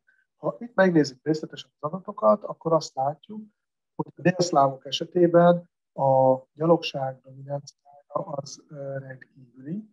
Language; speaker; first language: Hungarian; native; Hungarian